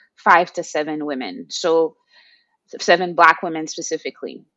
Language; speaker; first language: English; non-native, fluent; Haitian Creole